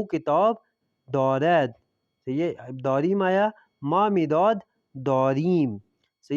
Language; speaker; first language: Persian; non-native, fluent; Urdu